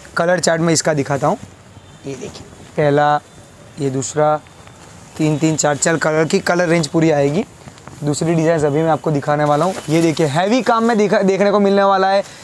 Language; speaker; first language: Hindi; non-native, local second language; Gujarati